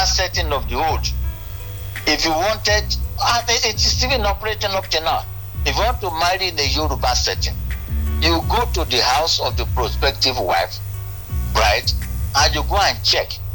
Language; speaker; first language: English; non-native, local second language; Yoruba